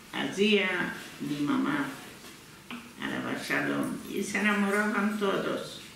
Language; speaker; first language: Spanish; early bilingual, heritage; Turkish